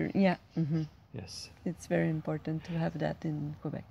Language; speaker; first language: English; non-native, local second language; French